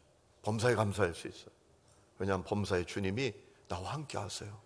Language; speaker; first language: Korean; native; Korean